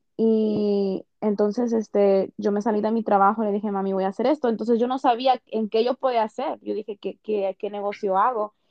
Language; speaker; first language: Spanish; early bilingual, heritage; Spanish